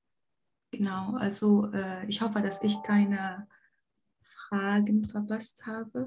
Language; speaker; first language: German; non-native, fluent; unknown